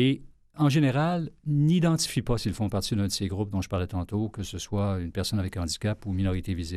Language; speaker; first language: French; native; French